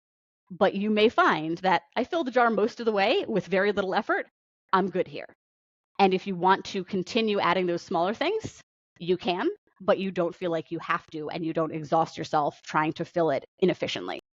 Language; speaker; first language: English; native; English